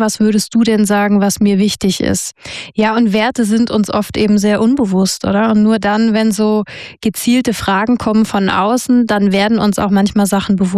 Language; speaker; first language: German; native; German